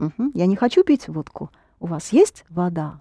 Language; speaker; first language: Russian; non-native, fluent; English